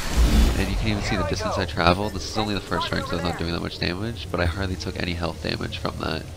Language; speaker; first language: English; native; English